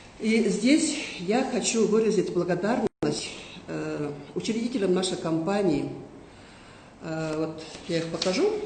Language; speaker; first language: Russian; non-native, local second language; Kazakh